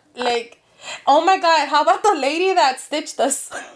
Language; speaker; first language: English; early bilingual, other home language; Spanish